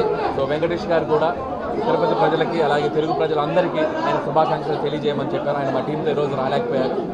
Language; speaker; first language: Telugu; native; Telugu